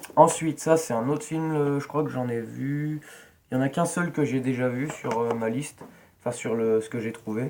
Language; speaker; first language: French; native; French